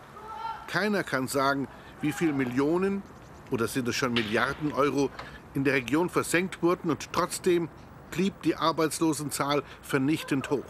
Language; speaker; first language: German; native; German